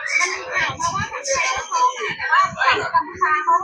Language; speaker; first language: Thai; non-native, fluent; Khmer